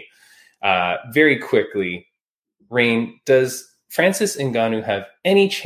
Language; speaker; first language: English; native; English